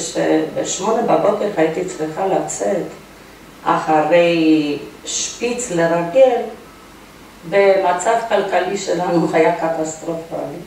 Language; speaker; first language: Hebrew; non-native, fluent; Polish